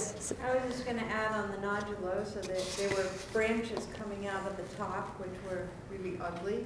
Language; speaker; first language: English; native; English